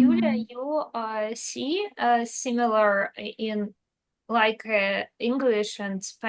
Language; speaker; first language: English; non-native, learner; Russian